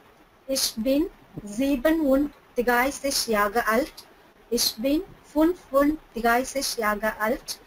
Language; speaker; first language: German; non-native, learner; Tamil